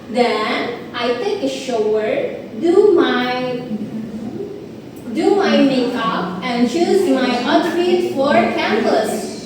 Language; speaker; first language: English; non-native, learner; Indonesian